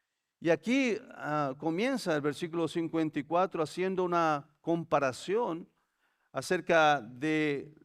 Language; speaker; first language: Spanish; native; Spanish